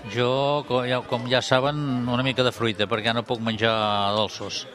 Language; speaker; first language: Catalan; native; Catalan